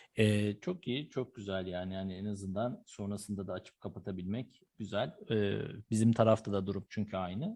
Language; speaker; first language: Turkish; native; Turkish